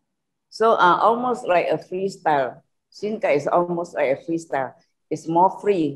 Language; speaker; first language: English; non-native, learner; Indonesian